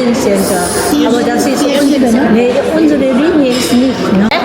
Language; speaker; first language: German; non-native, learner; Korean